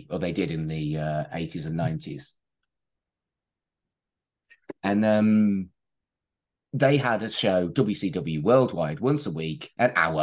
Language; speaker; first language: English; native; English